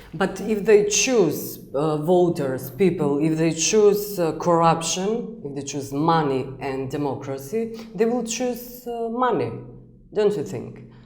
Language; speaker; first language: English; non-native, fluent; Macedonian